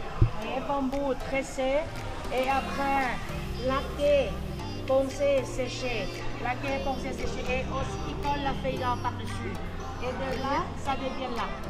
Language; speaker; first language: French; non-native, learner; Thai